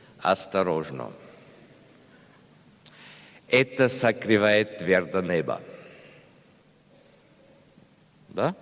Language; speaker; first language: Russian; non-native, learner; German